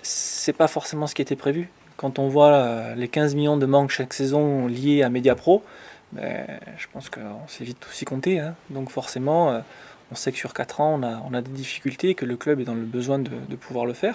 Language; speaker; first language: French; native; French